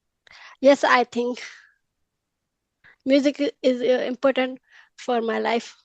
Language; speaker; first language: English; non-native, learner; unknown